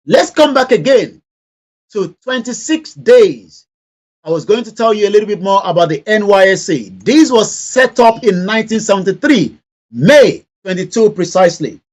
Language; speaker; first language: English; non-native, local second language; Yoruba